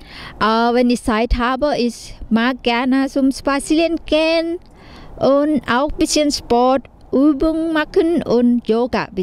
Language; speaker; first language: German; non-native, learner; Thai